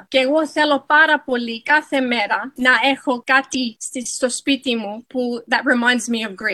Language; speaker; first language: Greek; early bilingual, heritage; English